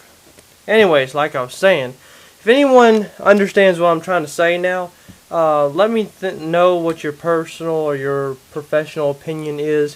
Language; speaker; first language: English; native; English